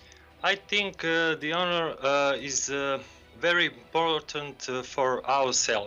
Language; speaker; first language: English; non-native, learner; Serbian